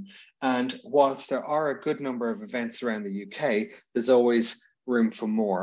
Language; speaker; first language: English; native; English